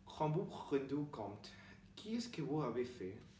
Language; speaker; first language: French; non-native, learner; Spanish